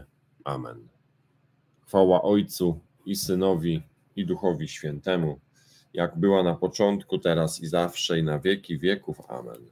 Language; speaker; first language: Polish; native; Polish